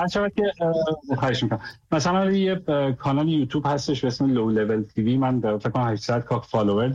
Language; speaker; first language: Persian; native; Persian